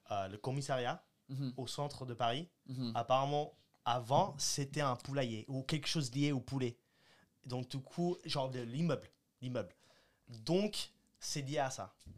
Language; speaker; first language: French; non-native, fluent; English